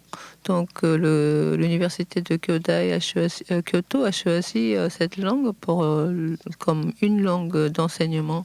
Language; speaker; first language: French; non-native, fluent; Japanese